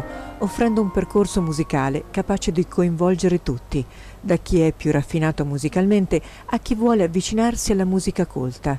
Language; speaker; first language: Italian; native; Italian